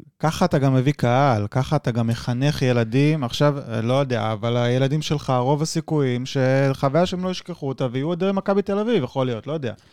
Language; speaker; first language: Hebrew; early bilingual, other home language; Spanish